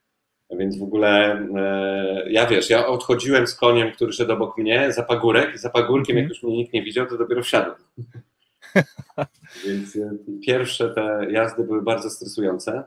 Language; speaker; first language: Polish; native; Polish